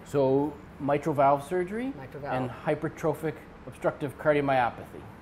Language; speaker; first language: English; native; English